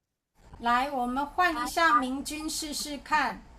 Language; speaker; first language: Chinese; native; Chinese